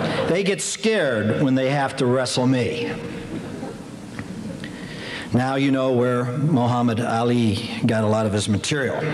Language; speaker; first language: English; native; English